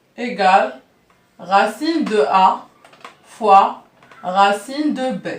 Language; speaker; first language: French; non-native, local second language; Arabic